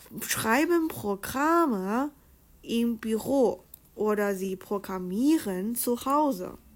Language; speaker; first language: German; non-native, fluent; Chinese